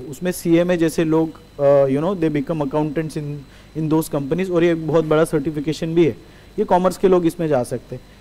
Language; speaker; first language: Hindi; non-native, local second language; Marathi